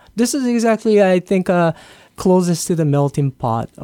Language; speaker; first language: English; non-native, learner; Japanese